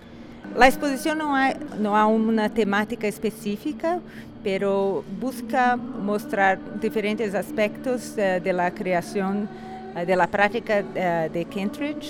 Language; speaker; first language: Spanish; non-native, fluent; Portuguese